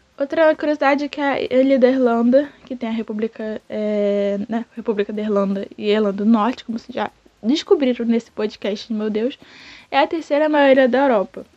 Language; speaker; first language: Portuguese; native; Portuguese